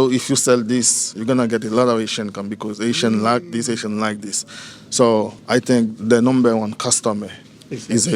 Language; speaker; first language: English; non-native, learner; Haitian Creole